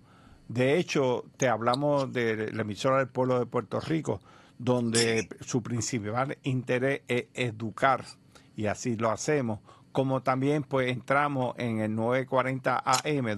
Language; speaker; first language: Spanish; native; Spanish